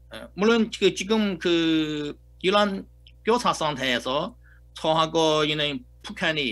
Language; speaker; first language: Korean; non-native, fluent; Chinese